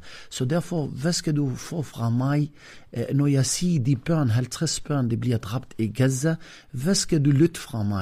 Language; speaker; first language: Danish; non-native, fluent; Arabic